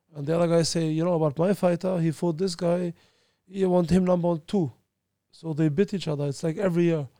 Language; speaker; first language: English; early bilingual, other home language; Albanian